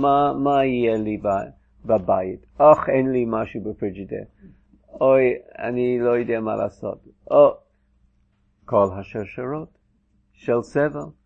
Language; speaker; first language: Hebrew; non-native, fluent; English